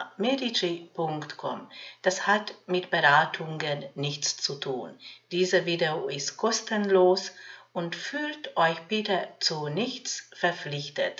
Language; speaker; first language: German; non-native, fluent; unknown